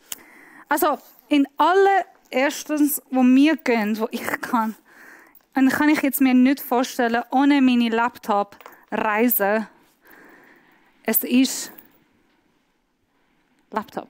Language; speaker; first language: German; non-native, fluent; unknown